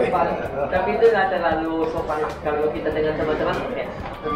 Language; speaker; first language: Indonesian; non-native, fluent; Italian